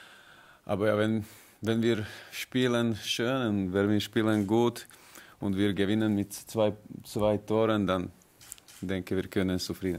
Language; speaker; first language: German; non-native, learner; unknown